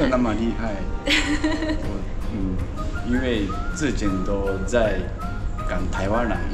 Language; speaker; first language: Chinese; non-native, learner; Japanese